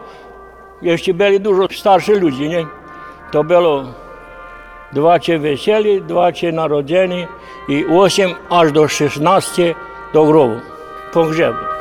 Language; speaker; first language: Polish; early bilingual, heritage; Polish